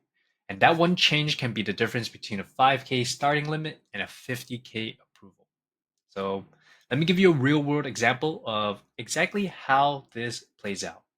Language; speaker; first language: English; native; English